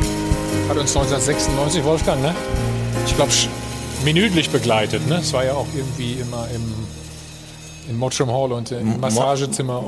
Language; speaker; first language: German; native; German